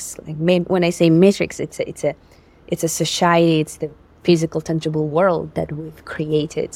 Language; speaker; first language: English; non-native, fluent; Yakut